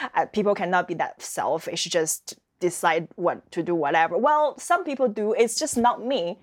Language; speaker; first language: English; non-native, fluent; Chinese